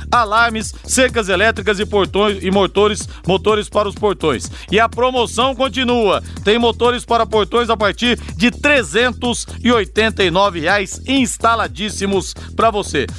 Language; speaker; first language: Portuguese; native; Portuguese